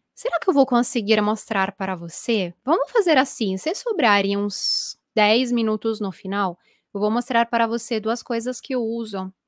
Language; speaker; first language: Portuguese; non-native, fluent; Italian